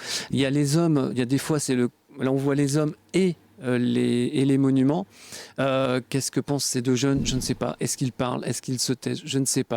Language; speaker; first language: French; native; French